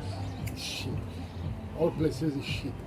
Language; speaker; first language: English; non-native, learner; French